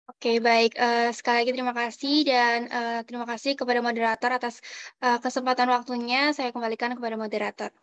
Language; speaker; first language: Indonesian; native; Indonesian